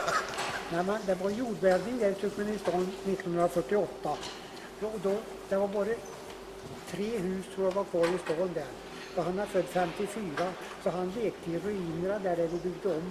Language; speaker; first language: Swedish; native; Swedish